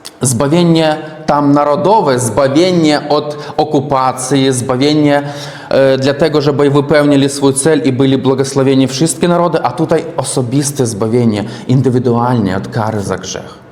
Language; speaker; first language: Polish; non-native, learner; Russian